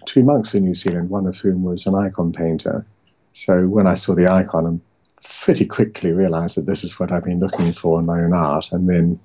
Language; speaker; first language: English; native; English